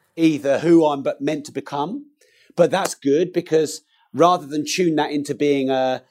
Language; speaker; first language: English; native; English